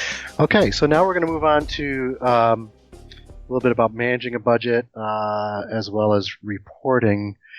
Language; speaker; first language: English; native; English